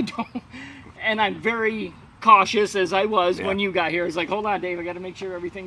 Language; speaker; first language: English; native; English